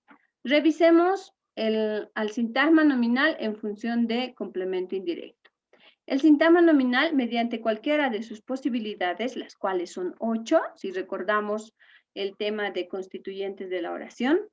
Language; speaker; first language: Spanish; native; Spanish